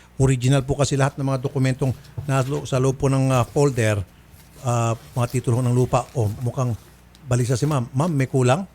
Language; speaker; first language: Filipino; native; Filipino